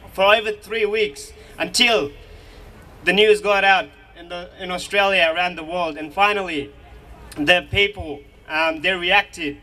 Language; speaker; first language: English; early bilingual, other home language; Hazaragi